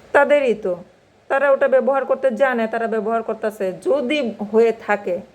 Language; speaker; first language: Bangla; non-native, local second language; Garo